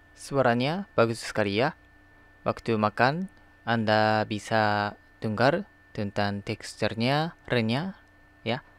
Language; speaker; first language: Indonesian; non-native, learner; Japanese